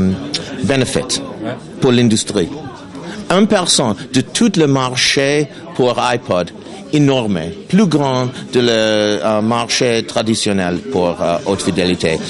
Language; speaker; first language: French; non-native, learner; English